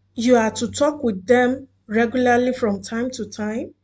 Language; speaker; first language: English; non-native, local second language; Yoruba